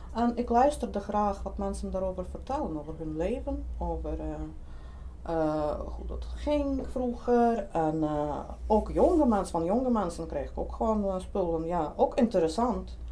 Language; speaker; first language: Dutch; non-native, fluent; Lithuanian